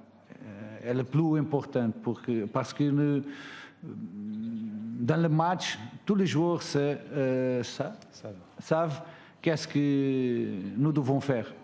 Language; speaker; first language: French; non-native, fluent; Portuguese